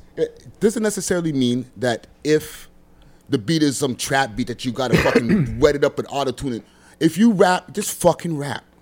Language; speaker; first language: English; native; English